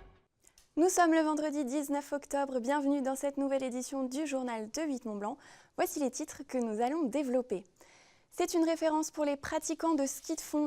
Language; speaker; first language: French; native; French